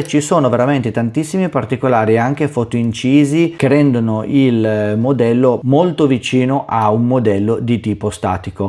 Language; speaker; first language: Italian; native; Italian